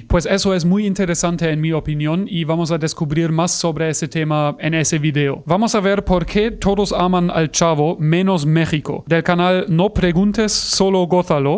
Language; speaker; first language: Spanish; non-native, fluent; German